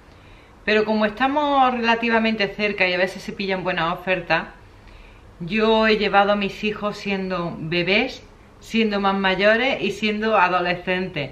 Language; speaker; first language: Spanish; native; Spanish